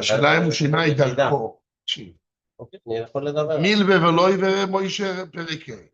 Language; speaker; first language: Hebrew; non-native, fluent; English